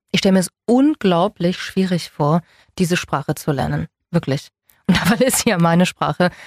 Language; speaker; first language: German; native; German